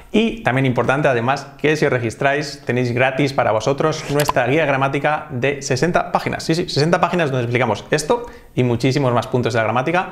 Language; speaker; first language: Spanish; native; Spanish